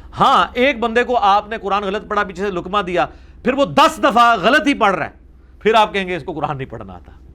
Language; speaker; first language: Urdu; non-native, local second language; Punjabi